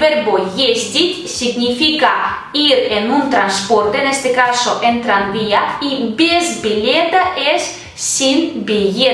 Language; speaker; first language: Spanish; non-native, fluent; Russian